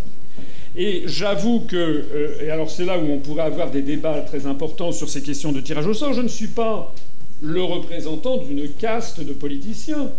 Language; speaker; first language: French; native; French